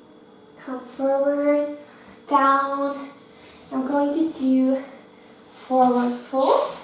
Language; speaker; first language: English; non-native, fluent; Norwegian